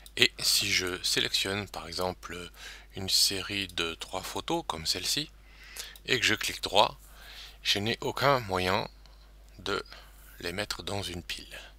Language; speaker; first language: French; native; French